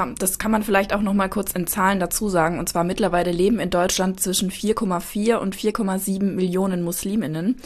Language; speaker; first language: German; native; German